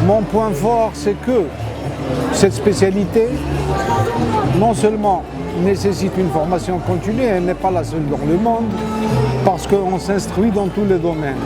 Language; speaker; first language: French; non-native, local second language; Arabic